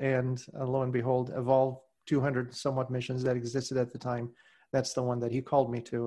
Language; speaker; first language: English; non-native, fluent; Portuguese